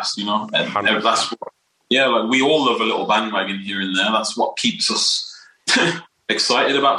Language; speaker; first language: English; native; English